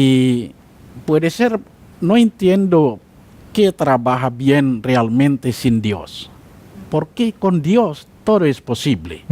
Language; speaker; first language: Spanish; non-native, learner; Indonesian